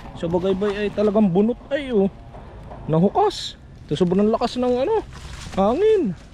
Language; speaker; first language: Filipino; native; Filipino